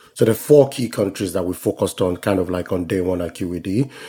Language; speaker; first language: English; non-native, local second language; Yoruba